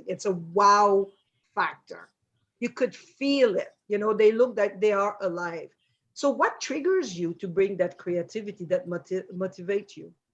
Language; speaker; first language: English; non-native, fluent; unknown